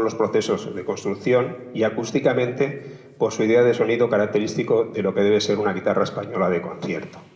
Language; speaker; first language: Spanish; native; Spanish